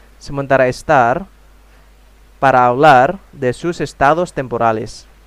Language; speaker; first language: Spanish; non-native, fluent; Indonesian